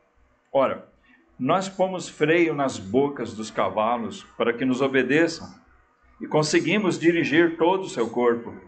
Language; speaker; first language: Portuguese; native; Portuguese